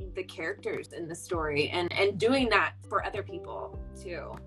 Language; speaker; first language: English; native; English